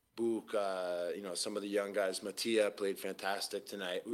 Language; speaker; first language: English; native; English